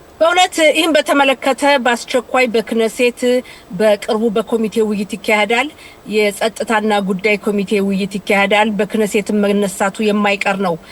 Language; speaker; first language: Amharic; native; Amharic